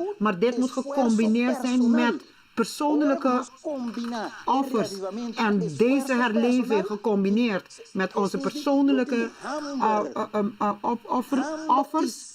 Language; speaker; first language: Dutch; non-native, local second language; Papiamento